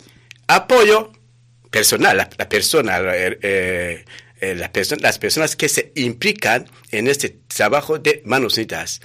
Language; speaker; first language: Spanish; non-native, fluent; Rundi